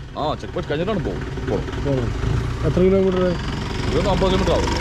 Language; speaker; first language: Malayalam; non-native, local second language; Tamil